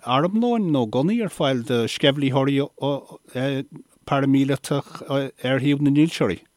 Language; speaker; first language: Irish; native; Irish